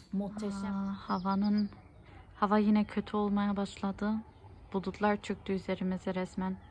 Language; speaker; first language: Turkish; early bilingual, heritage; Turkish